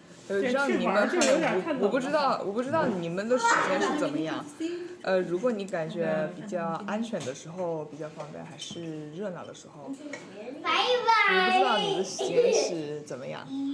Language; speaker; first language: Chinese; non-native, learner; English